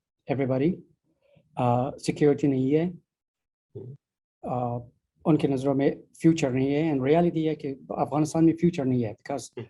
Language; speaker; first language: Hindi; non-native, learner; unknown